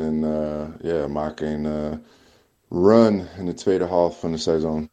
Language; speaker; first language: Dutch; non-native, learner; English